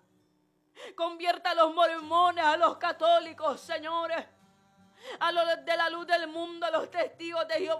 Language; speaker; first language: Spanish; native; Spanish